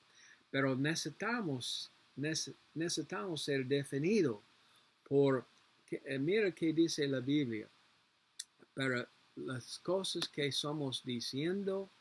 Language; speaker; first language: Spanish; non-native, learner; English